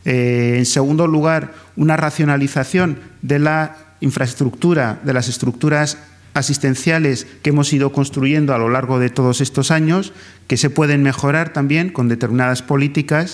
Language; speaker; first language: Spanish; native; Spanish